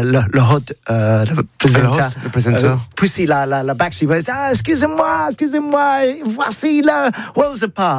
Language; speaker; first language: French; non-native, learner; English